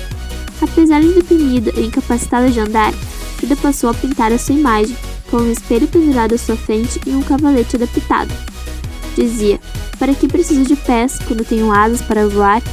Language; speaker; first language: Portuguese; native; Portuguese